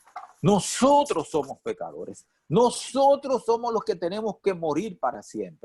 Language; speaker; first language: Spanish; native; Spanish